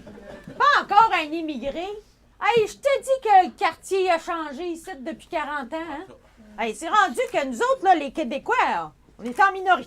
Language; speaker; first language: French; native; French